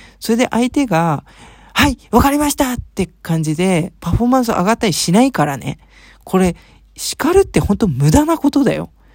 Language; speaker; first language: Japanese; early bilingual, heritage; Japanese